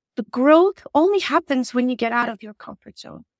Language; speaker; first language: English; non-native, fluent; Turkish